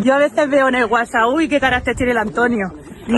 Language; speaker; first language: Spanish; native; Spanish